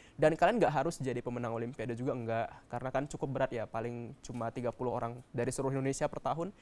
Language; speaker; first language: Indonesian; native; Indonesian